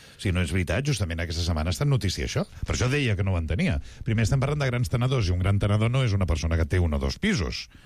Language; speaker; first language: Catalan; native; Catalan